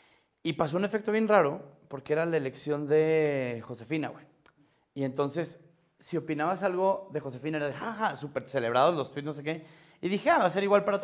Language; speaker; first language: Spanish; native; Spanish